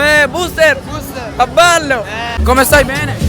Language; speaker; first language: Italian; non-native, learner; Urdu